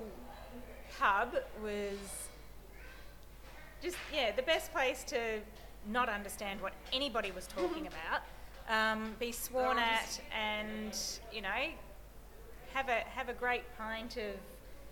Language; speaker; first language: English; native; English